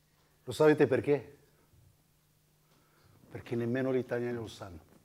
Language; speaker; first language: Italian; non-native, fluent; Arabic